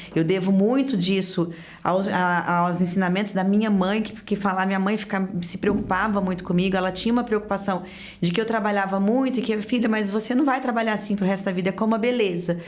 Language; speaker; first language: Portuguese; native; Portuguese